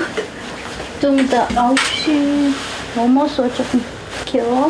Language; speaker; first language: Korean; non-native, learner; Kyrgyz